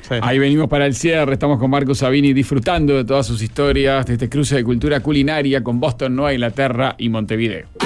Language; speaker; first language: Spanish; native; Spanish